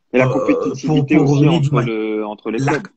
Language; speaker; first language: French; native; French